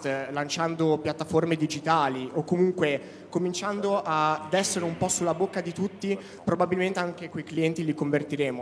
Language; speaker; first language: Italian; native; Italian